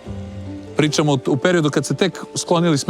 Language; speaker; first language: Croatian; native; Croatian